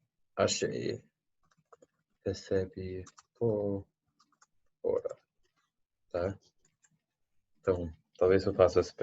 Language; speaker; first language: Portuguese; non-native, fluent; English